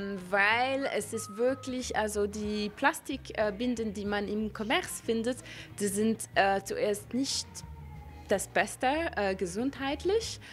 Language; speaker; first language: German; non-native, local second language; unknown